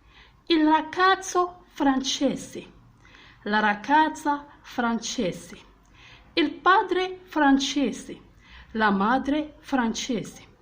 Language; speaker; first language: Italian; non-native, fluent; French